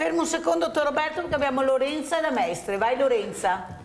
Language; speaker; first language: Italian; native; Italian